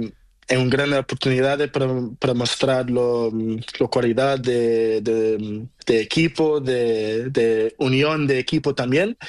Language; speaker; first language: Spanish; non-native, learner; Portuguese